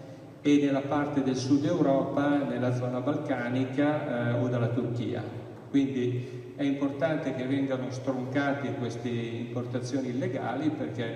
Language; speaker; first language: Italian; native; Italian